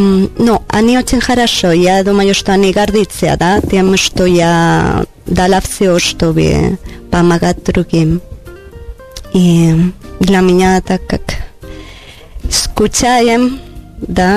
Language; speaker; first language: Russian; non-native, learner; Spanish